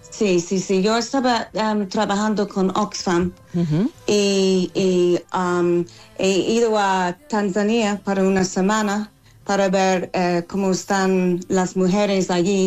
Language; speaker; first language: Spanish; non-native, fluent; English